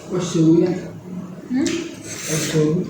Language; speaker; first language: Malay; non-native, local second language; Javanese